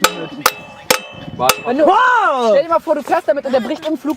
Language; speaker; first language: German; native; German